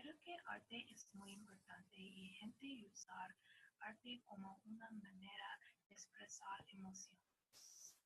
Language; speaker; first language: Spanish; non-native, learner; English